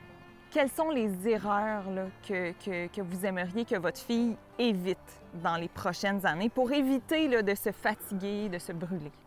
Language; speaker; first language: French; native; French